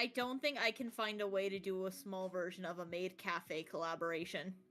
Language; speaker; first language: English; native; English